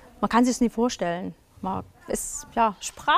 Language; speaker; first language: German; native; German